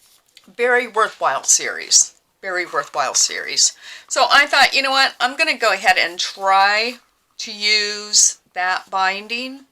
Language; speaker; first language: English; native; English